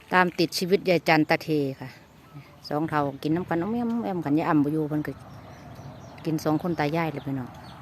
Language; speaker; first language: Thai; native; Thai